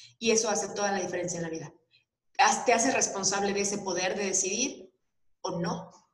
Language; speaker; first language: Spanish; native; Spanish